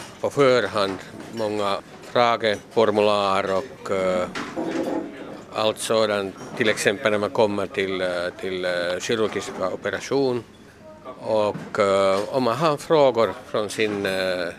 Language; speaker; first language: Swedish; non-native, local second language; Finnish